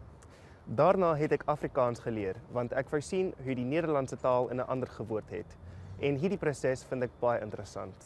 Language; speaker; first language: Dutch; non-native, fluent; English